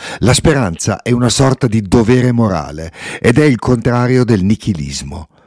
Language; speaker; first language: Italian; non-native, local second language; Ladin